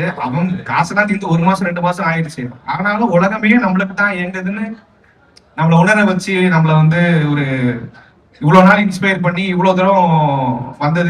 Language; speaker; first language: Tamil; native; Tamil